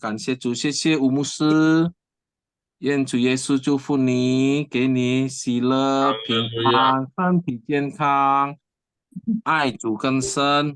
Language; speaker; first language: Chinese; non-native, learner; Indonesian